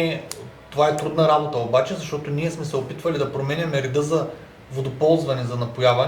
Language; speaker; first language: Bulgarian; native; Bulgarian